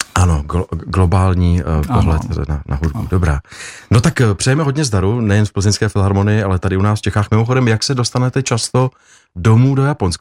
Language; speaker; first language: Czech; native; Czech